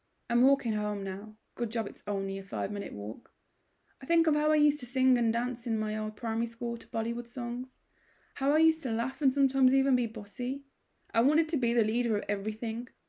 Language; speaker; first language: English; early bilingual, other home language; Punjabi